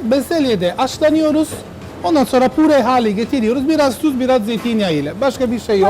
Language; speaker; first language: Turkish; non-native, learner; Italian